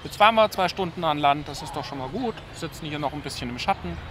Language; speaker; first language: German; native; German